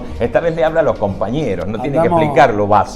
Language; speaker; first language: Spanish; native; Spanish